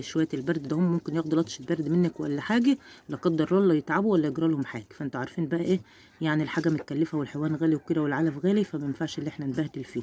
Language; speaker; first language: Arabic; native; Arabic